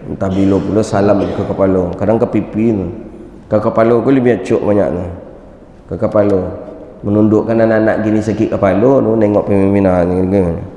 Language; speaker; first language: Malay; non-native, local second language; Minangkabau